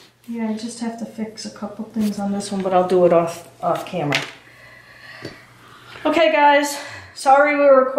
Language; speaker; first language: English; native; English